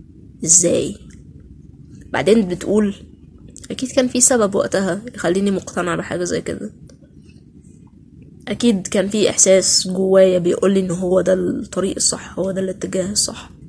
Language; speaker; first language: Arabic; native; Arabic